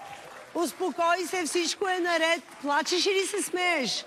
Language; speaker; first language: Bulgarian; native; Bulgarian